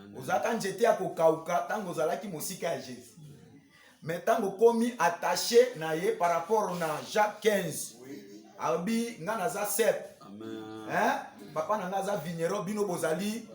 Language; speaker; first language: Lingala; native; Lingala